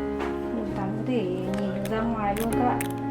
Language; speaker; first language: Vietnamese; native; Vietnamese